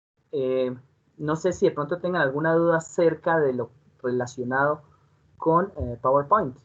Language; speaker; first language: Spanish; native; Spanish